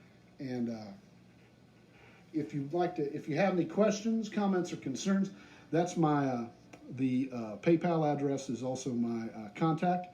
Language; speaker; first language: English; native; English